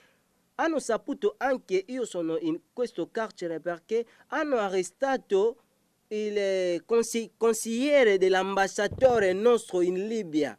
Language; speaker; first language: Italian; non-native, learner; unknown